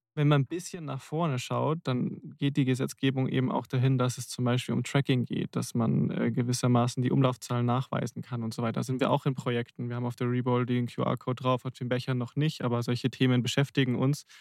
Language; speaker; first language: German; native; German